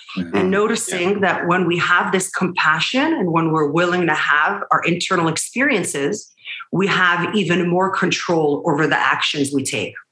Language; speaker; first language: English; early bilingual, other home language; Hebrew